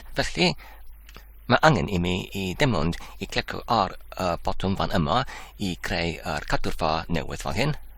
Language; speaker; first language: Welsh; non-native, learner; English